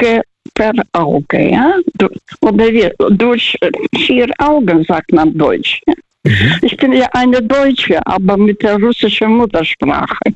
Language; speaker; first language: German; early bilingual, other home language; Russian